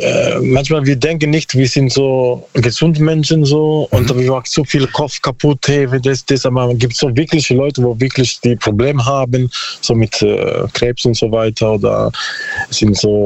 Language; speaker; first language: German; non-native, learner; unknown